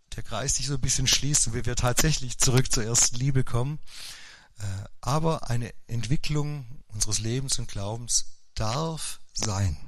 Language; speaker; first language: German; native; German